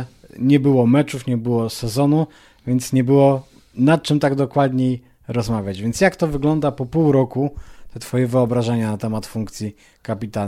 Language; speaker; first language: Polish; native; Polish